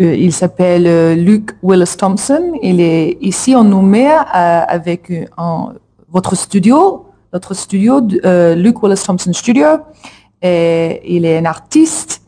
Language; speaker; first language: French; non-native, learner; English